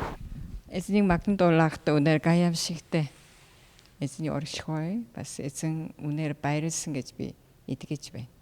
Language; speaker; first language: Mongolian; non-native, fluent; Korean